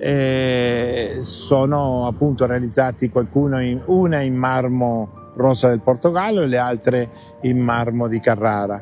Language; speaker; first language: Italian; non-native, fluent; Spanish